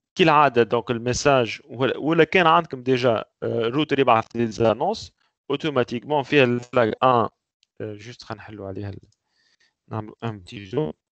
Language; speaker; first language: French; non-native, local second language; Arabic